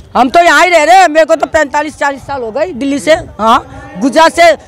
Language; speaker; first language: Hindi; non-native, local second language; Gujarati